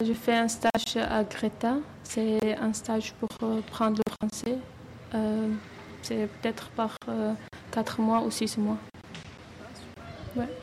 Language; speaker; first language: French; non-native, learner; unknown